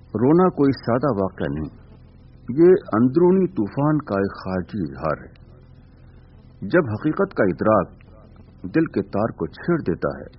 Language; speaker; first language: Urdu; native; Urdu